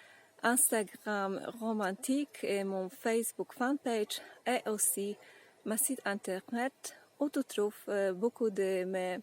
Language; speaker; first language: French; non-native, fluent; Polish